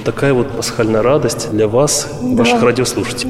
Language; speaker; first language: Russian; native; Russian